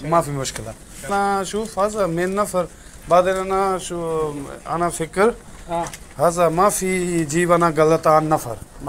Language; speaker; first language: Arabic; non-native, learner; Hindi